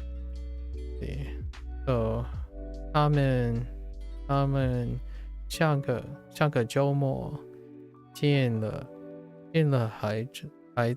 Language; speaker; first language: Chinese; non-native, learner; English